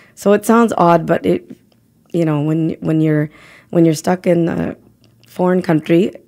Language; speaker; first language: English; native; English